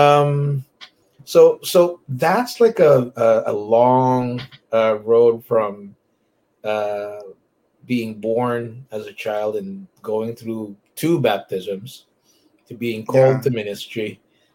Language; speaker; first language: English; non-native, local second language; Filipino